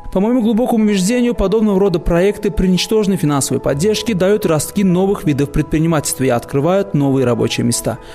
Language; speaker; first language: Russian; non-native, local second language; Azerbaijani